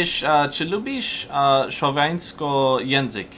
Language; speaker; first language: Polish; non-native, learner; English